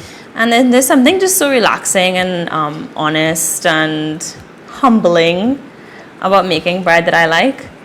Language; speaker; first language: English; native; English